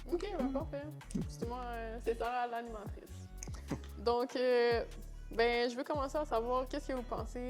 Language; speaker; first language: French; native; French